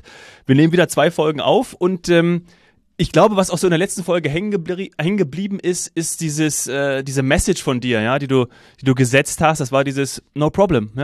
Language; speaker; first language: German; native; German